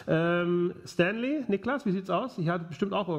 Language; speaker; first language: German; native; German